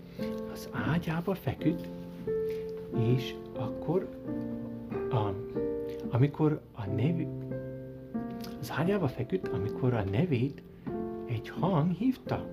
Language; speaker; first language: Hungarian; early bilingual, heritage; Hungarian